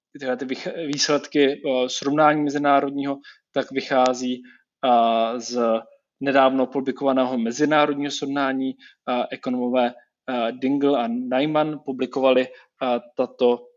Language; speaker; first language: Czech; native; Czech